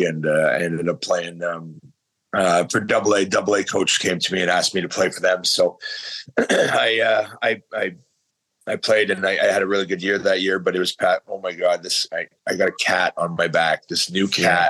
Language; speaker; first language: English; native; English